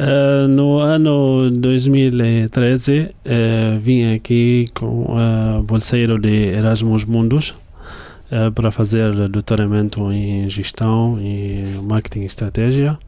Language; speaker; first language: Portuguese; non-native, fluent; Arabic